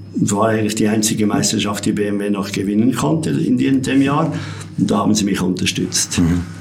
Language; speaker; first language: German; native; German